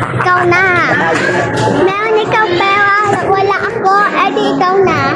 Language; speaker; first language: Filipino; non-native, learner; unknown